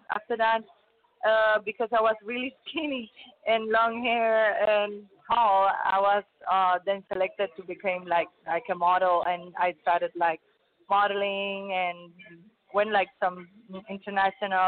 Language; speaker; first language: English; non-native, learner; Spanish